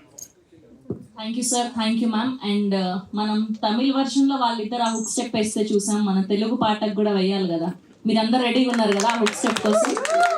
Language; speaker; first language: Telugu; native; Telugu